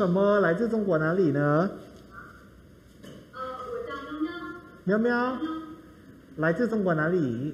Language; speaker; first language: Chinese; non-native, fluent; Thai